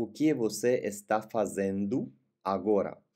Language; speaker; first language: Portuguese; non-native, fluent; Russian